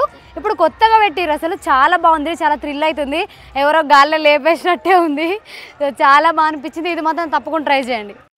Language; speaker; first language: Telugu; native; Telugu